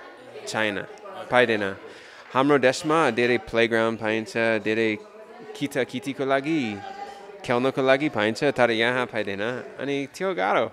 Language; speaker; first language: Nepali; non-native, learner; English